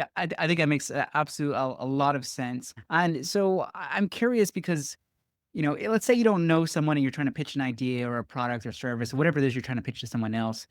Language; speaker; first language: English; native; English